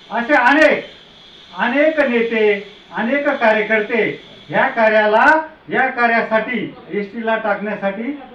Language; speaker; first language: Marathi; non-native, local second language; Lambadi